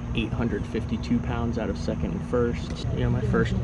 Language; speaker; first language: English; native; English